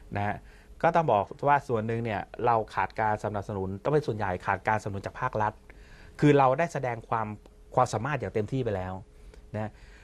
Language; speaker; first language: Thai; native; Thai